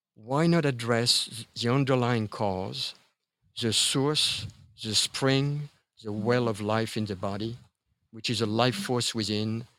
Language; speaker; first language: English; non-native, fluent; French